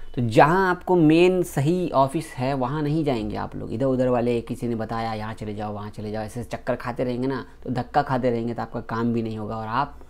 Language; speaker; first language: Hindi; native; Hindi